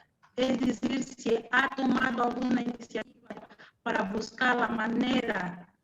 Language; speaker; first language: Spanish; non-native, fluent; Portuguese